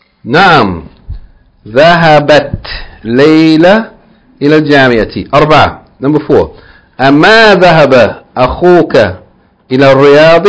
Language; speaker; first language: Arabic; non-native, fluent; English